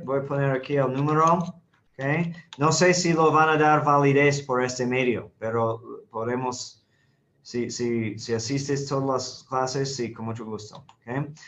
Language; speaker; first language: Spanish; non-native, fluent; English